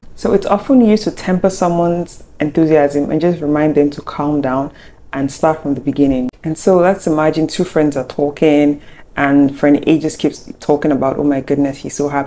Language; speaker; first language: English; native; English